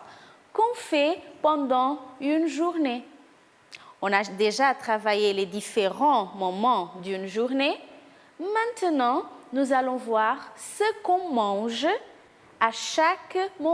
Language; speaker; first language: French; non-native, fluent; Portuguese